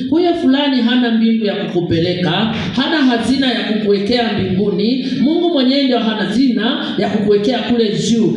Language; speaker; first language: Swahili; native; Swahili